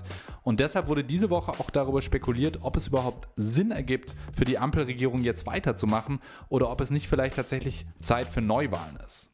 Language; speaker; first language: German; native; German